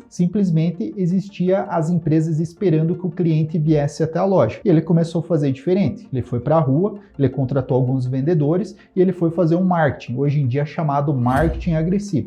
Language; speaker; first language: Portuguese; native; Portuguese